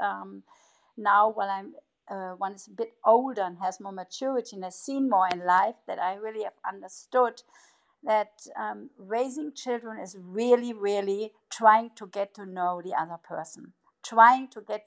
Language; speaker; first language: English; non-native, fluent; German